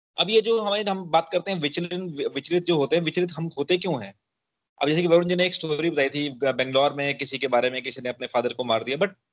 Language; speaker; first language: Hindi; native; Hindi